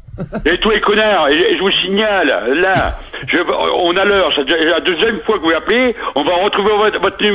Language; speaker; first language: French; native; French